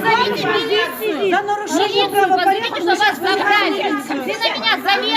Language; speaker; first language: Russian; non-native, local second language; Kazakh